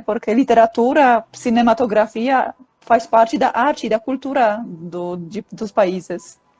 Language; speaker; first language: Portuguese; non-native, fluent; Polish